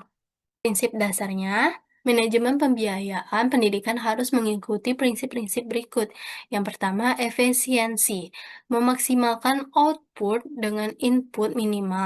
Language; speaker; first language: Indonesian; native; Indonesian